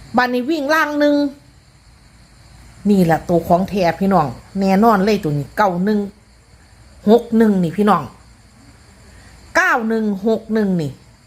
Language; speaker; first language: Thai; native; Thai